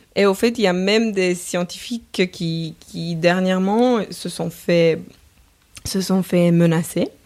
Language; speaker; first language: French; non-native, fluent; Romanian